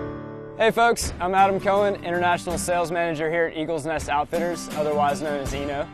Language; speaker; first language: English; native; English